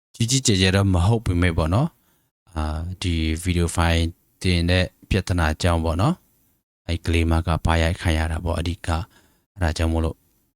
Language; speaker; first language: Burmese; native; Burmese